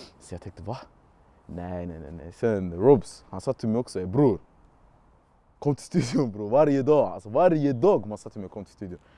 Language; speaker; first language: Swedish; early bilingual, other home language; Amharic